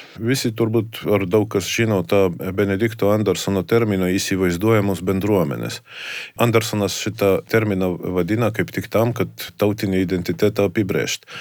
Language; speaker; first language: Lithuanian; non-native, fluent; Estonian